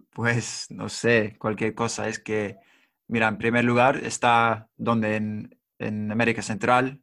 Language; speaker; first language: Spanish; non-native, fluent; English